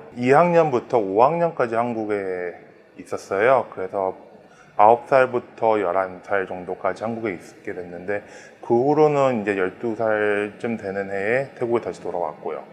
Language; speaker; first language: Korean; early bilingual, heritage; Korean